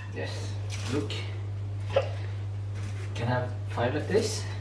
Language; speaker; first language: English; non-native, learner; Norwegian